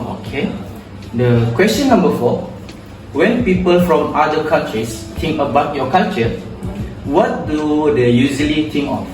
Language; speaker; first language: English; non-native, local second language; Malay